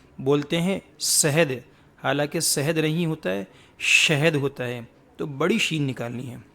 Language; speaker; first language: Urdu; native; Urdu